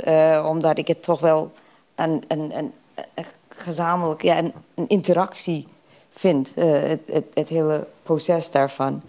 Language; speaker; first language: Dutch; non-native, fluent; English